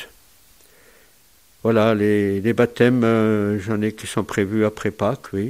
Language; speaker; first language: French; native; French